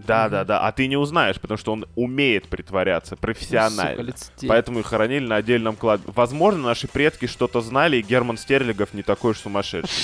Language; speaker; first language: Russian; native; Russian